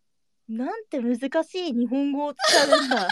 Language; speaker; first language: Japanese; native; Japanese